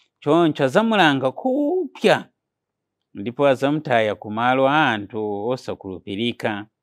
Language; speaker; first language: Nyanja; non-native, fluent; Nyankole